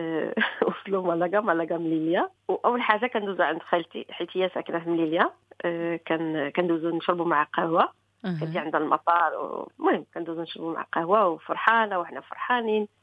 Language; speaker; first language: Arabic; early bilingual, heritage; Arabic